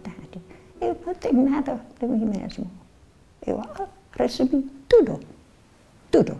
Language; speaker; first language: Portuguese; non-native, learner; Dutch